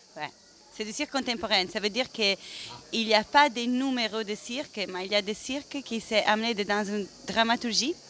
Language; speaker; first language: French; non-native, learner; Italian